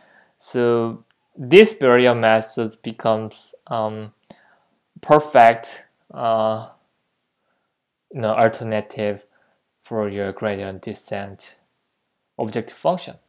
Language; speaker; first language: English; non-native, fluent; Korean